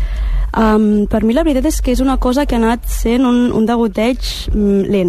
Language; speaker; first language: Catalan; early bilingual, other home language; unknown